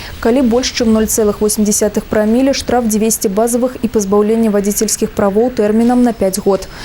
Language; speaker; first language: Belarusian; native; Belarusian